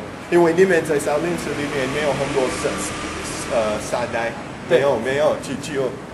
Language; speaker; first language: Chinese; non-native, fluent; English